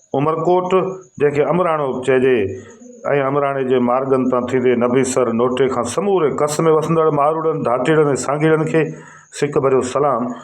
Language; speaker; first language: Sindhi; native; Sindhi